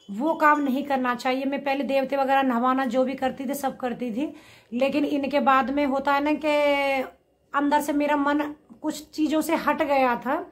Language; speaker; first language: Hindi; native; Hindi